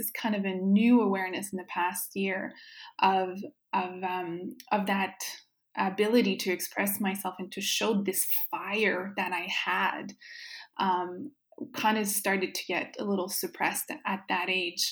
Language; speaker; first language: English; non-native, fluent; French